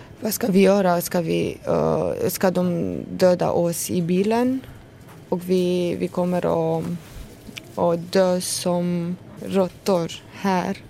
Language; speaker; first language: Swedish; non-native, fluent; Romanian